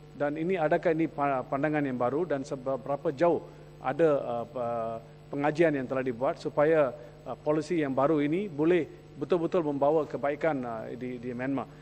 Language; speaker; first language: Malay; non-native, local second language; Tamil